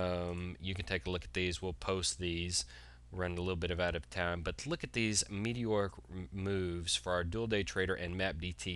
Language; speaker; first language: English; native; English